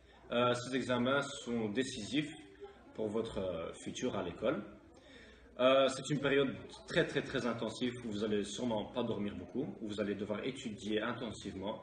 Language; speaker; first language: French; native; French